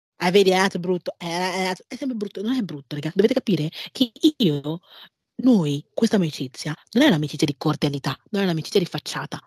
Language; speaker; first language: Italian; early bilingual, other home language; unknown